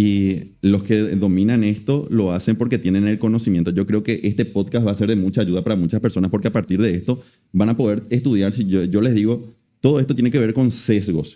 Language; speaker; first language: Spanish; native; Spanish